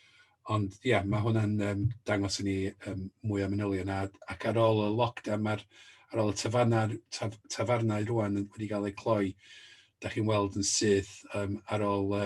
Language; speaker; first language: Welsh; native; Welsh